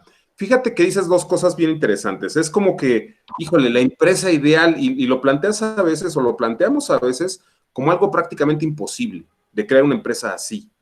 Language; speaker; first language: Spanish; native; Spanish